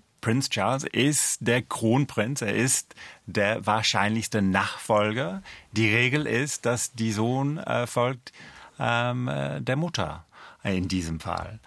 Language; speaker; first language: German; non-native, fluent; English